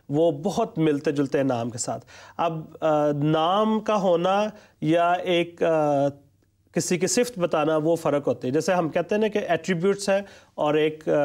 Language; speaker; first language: Urdu; non-native, local second language; Punjabi